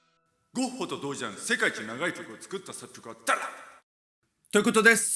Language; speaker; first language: Japanese; native; Japanese